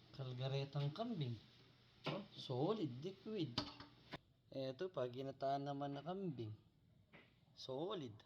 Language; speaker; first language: Filipino; non-native, local second language; Pampanga